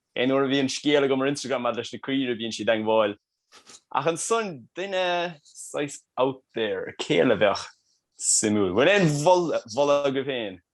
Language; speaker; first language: Irish; native; Irish